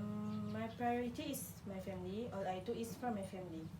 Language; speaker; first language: English; non-native, local second language; Malay